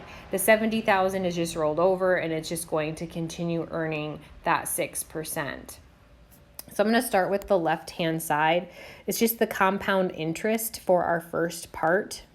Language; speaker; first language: English; native; English